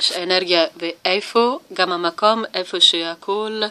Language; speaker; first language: Hebrew; non-native, learner; Italian